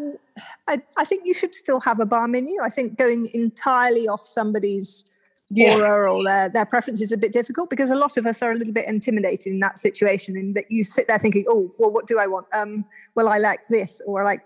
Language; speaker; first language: English; native; English